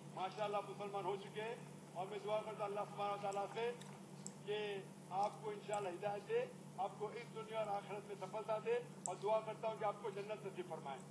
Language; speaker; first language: Hindi; non-native, local second language; Konkani